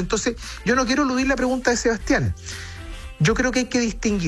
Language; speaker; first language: Spanish; native; Spanish